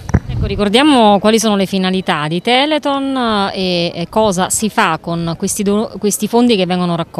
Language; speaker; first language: Italian; native; Italian